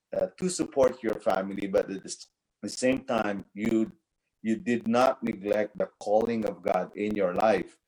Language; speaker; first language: English; non-native, local second language; Cebuano